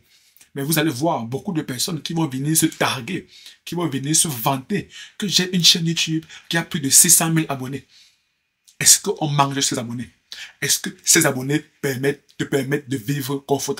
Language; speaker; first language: French; native; French